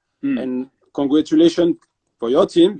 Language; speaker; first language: English; non-native, fluent; French